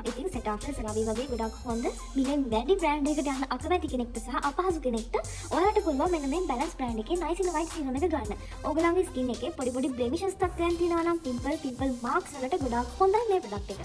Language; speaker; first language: Sinhala; native; Sinhala